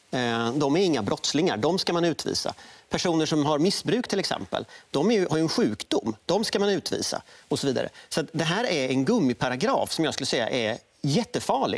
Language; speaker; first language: Swedish; native; Swedish